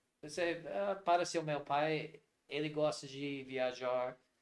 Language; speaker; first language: Portuguese; non-native, learner; English